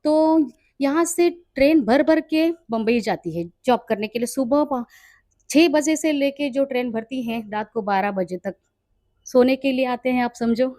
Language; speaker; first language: Hindi; non-native, local second language; Marathi